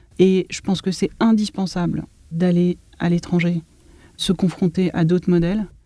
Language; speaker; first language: French; native; French